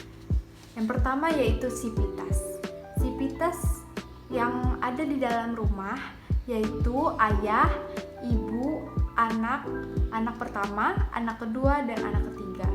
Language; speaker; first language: Indonesian; native; Indonesian